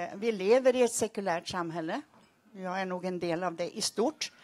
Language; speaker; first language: Swedish; native; Swedish